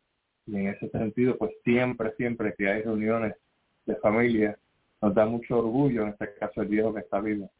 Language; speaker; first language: Spanish; native; Spanish